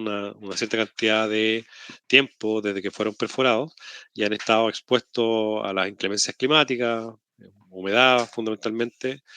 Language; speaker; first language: Spanish; native; Spanish